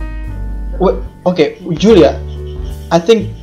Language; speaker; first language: English; non-native, learner; Indonesian